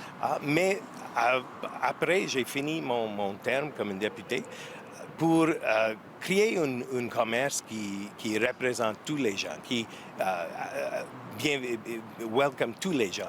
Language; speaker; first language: French; non-native, learner; English